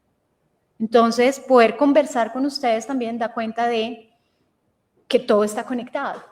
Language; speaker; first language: Spanish; native; Spanish